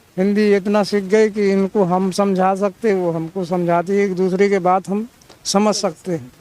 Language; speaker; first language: Hindi; native; Hindi